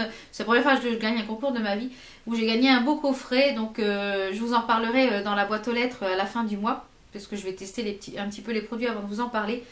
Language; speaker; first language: French; native; French